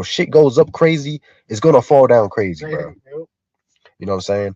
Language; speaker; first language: English; native; English